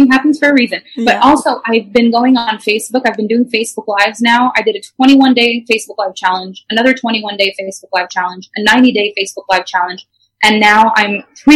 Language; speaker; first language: English; non-native, fluent; French